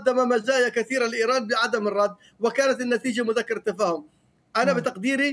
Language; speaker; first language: Arabic; native; Arabic